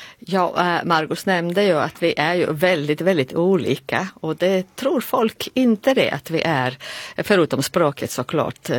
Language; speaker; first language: Swedish; non-native, fluent; Latvian